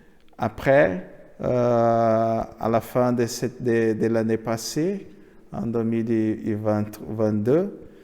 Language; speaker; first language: French; non-native, learner; Portuguese